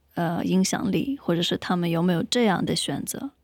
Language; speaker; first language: Chinese; non-native, fluent; Russian